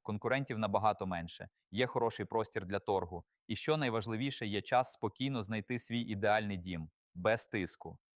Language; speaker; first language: Ukrainian; native; Ukrainian